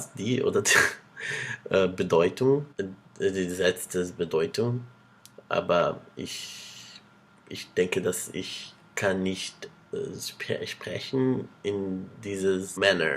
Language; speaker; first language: German; non-native, learner; Portuguese